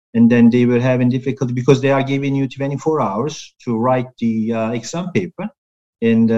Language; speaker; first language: English; non-native, fluent; Turkish